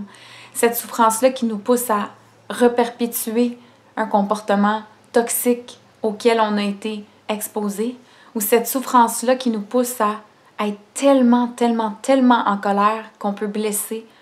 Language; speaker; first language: French; native; French